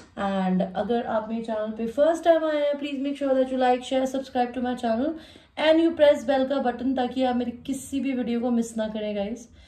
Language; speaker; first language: Hindi; native; Hindi